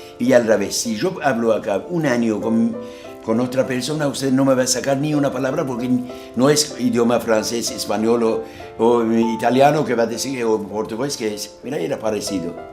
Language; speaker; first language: Spanish; non-native, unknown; Azerbaijani